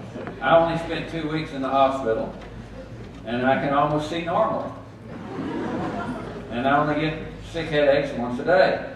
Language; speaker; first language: English; native; English